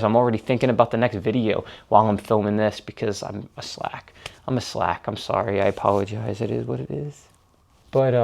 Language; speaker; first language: English; native; English